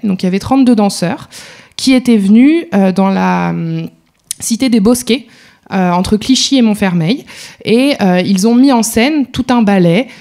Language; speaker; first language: French; native; French